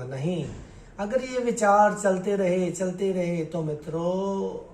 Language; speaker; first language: Hindi; native; Hindi